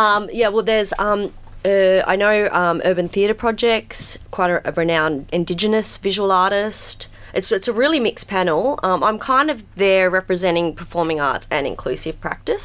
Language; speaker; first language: English; native; English